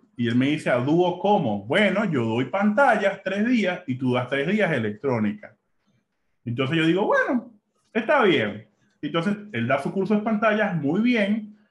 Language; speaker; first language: Spanish; native; Spanish